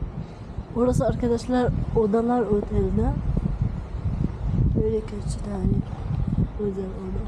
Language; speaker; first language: Turkish; non-native, learner; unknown